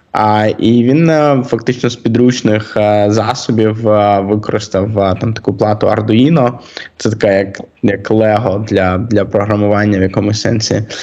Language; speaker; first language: Ukrainian; native; Ukrainian